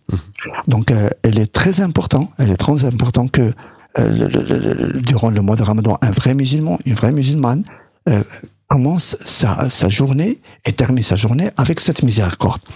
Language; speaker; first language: French; non-native, local second language; Arabic